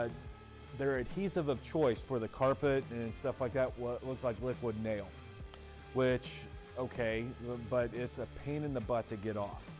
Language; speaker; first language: English; native; English